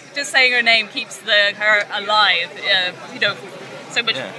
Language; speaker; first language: English; native; English